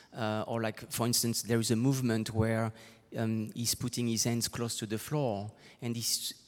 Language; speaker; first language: English; non-native, fluent; French